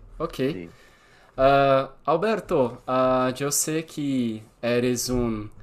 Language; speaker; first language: Spanish; non-native, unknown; Portuguese